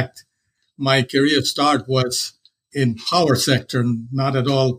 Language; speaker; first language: English; non-native, local second language; Hindi